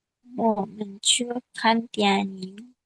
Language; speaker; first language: Chinese; non-native, learner; Indonesian